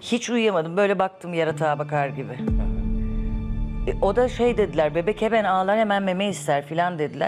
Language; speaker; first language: Turkish; native; Turkish